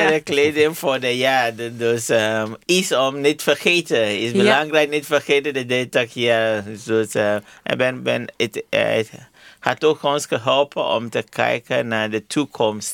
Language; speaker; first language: Dutch; non-native, learner; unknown